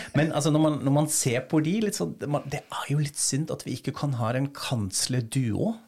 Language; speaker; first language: Norwegian; non-native, fluent; German